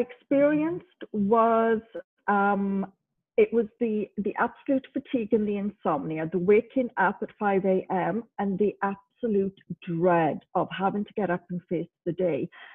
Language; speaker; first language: English; native; English